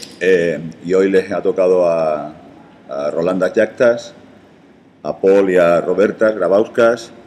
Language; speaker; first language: Spanish; native; Spanish